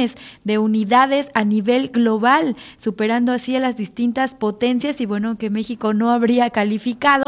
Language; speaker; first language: Spanish; native; Spanish